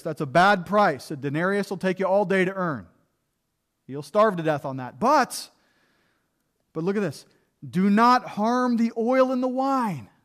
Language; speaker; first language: English; native; English